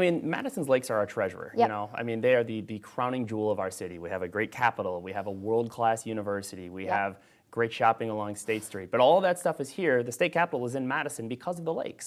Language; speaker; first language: English; native; English